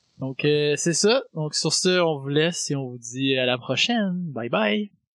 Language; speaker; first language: French; native; French